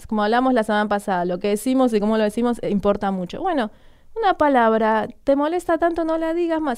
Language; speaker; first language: Spanish; native; Spanish